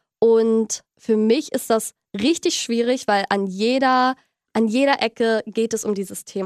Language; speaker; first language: German; native; German